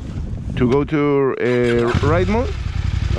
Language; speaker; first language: English; non-native, learner; Spanish